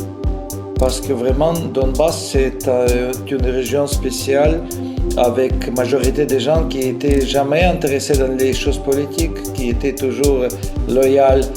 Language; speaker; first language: French; non-native, fluent; Russian